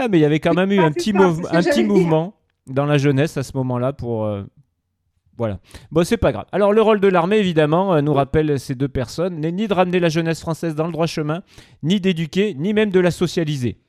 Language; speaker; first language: French; native; French